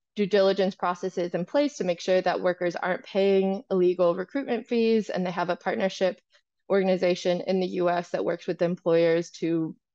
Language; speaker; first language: English; native; English